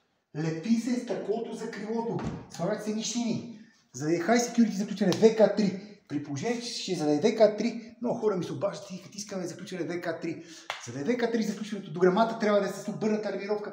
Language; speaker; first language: Bulgarian; native; Bulgarian